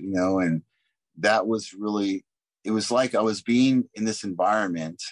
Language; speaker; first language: English; native; English